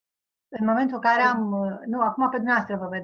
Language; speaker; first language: Romanian; native; Romanian